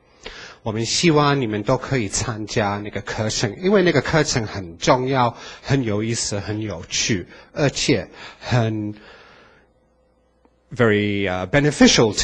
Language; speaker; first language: Chinese; non-native, fluent; English